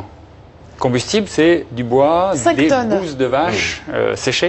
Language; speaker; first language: French; native; French